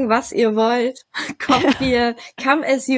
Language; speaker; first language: German; native; German